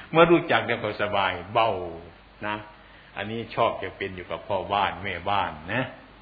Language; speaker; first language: Thai; non-native, local second language; Northeastern Thai